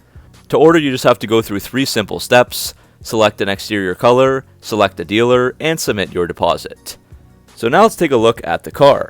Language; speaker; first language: English; native; English